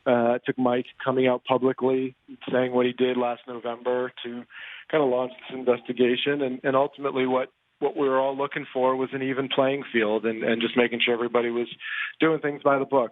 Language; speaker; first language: English; native; English